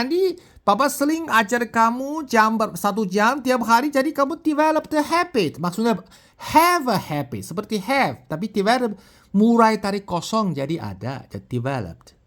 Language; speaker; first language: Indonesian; non-native, fluent; Chinese